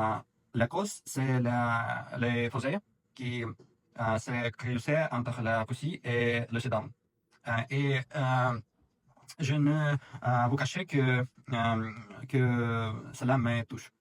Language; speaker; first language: French; non-native, learner; Russian